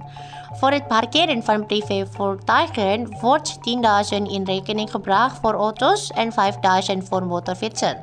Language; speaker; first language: Dutch; non-native, learner; Indonesian